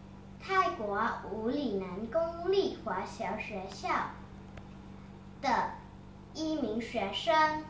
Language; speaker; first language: Chinese; non-native, learner; Thai